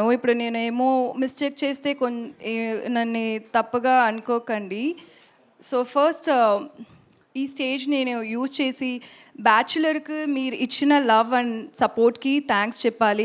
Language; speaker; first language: Telugu; non-native, learner; Tamil